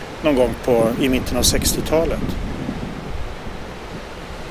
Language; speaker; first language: Swedish; native; Swedish